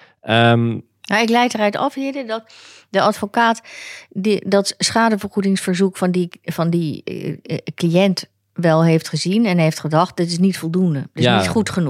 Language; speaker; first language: Dutch; native; Dutch